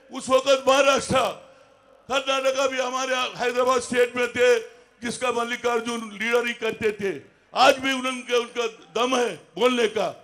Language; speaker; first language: Hindi; non-native, local second language; Telugu